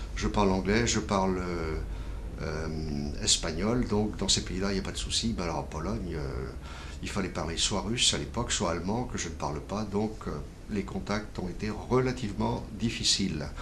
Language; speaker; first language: French; native; French